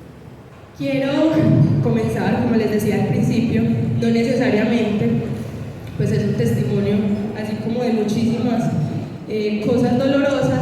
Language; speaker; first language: Spanish; native; Spanish